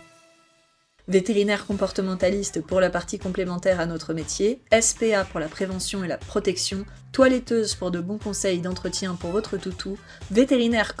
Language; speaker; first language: French; native; French